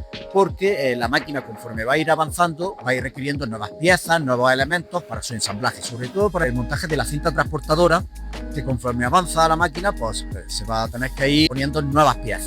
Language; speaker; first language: Spanish; native; Spanish